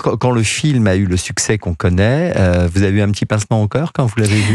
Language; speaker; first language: French; native; French